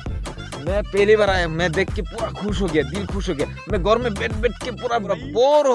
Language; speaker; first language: Hindi; non-native, local second language; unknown